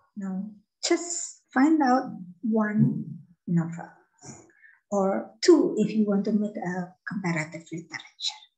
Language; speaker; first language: English; non-native, fluent; Indonesian